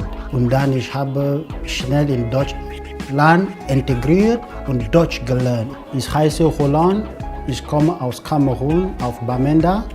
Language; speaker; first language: German; non-native, learner; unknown